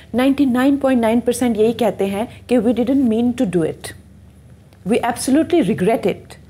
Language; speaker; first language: Hindi; native; Hindi